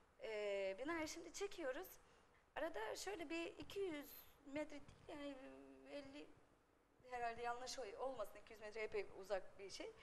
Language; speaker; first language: Turkish; non-native, fluent; Russian